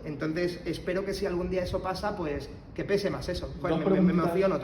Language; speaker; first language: Spanish; native; Spanish